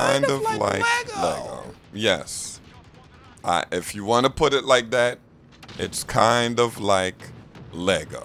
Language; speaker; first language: English; native; English